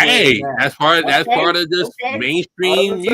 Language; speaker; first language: English; native; English